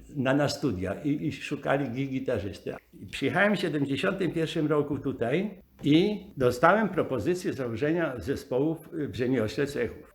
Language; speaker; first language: Polish; native; Polish